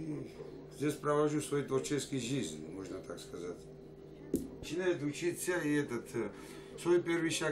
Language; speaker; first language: Russian; non-native, local second language; Georgian